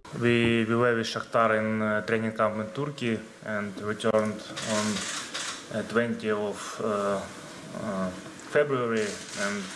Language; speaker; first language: English; non-native, learner; Ukrainian